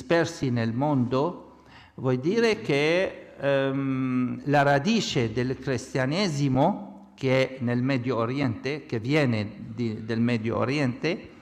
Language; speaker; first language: Italian; non-native, fluent; Arabic